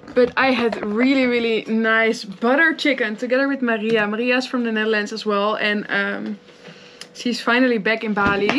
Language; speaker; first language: English; non-native, fluent; Dutch